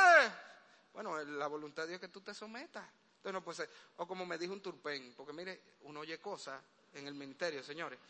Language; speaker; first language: Spanish; native; Spanish